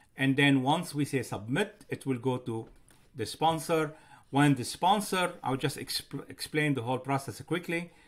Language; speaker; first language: English; non-native, fluent; Arabic